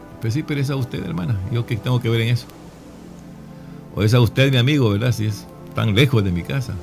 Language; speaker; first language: Spanish; native; Spanish